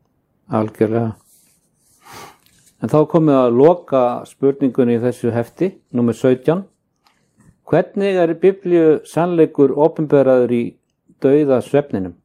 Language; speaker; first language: Icelandic; native; Icelandic